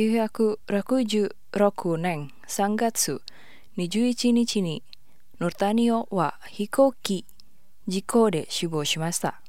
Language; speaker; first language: Japanese; non-native, fluent; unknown